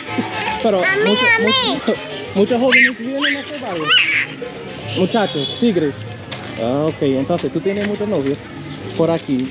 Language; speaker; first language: Spanish; non-native, learner; English